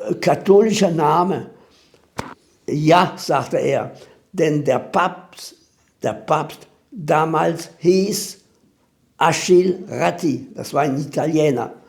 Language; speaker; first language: German; native; German